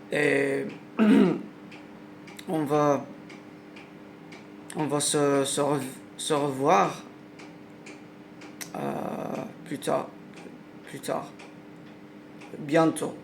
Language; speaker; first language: French; non-native, learner; Arabic